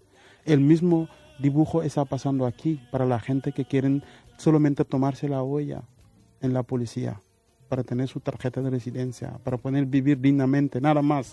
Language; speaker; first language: Spanish; non-native, fluent; Wolof